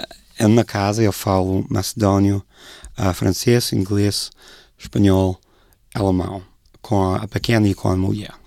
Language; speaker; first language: Portuguese; non-native, fluent; English